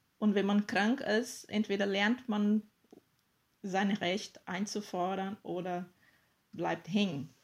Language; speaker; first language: German; non-native, fluent; Portuguese